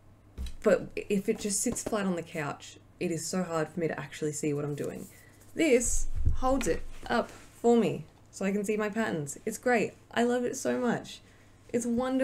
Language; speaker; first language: English; native; English